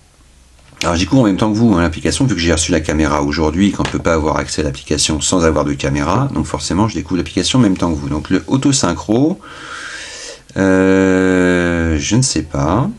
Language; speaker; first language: French; native; French